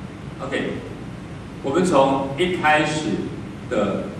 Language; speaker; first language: Chinese; native; Chinese